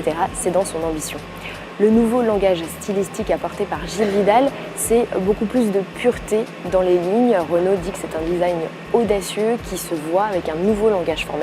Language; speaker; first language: French; native; French